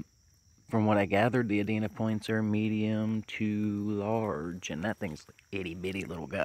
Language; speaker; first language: English; native; English